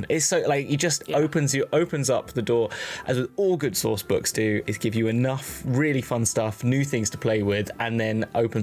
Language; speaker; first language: English; native; English